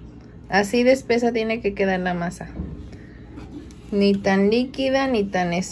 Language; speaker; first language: Spanish; native; Spanish